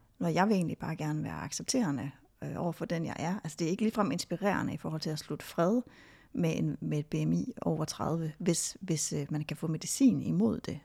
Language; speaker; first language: Danish; native; Danish